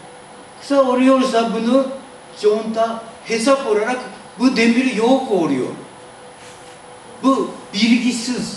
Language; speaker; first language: Turkish; non-native, learner; Japanese